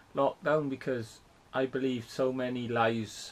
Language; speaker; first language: English; native; English